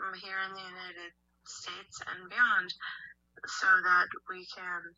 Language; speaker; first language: English; native; English